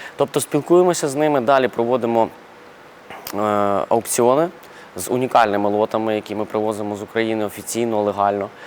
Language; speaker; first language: Ukrainian; non-native, local second language; Russian